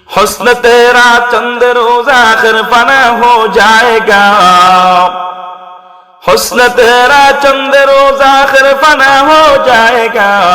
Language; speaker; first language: Urdu; non-native, fluent; Bangla